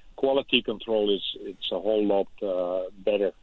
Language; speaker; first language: English; non-native, fluent; Dutch